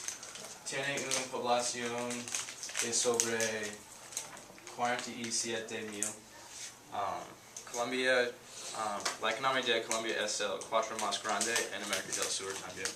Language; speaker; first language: Spanish; non-native, learner; English